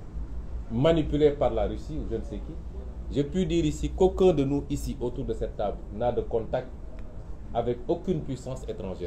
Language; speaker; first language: French; non-native, local second language; Wolof